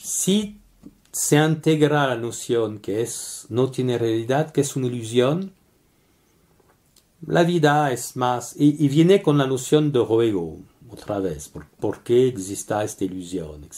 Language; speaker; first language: Spanish; non-native, learner; French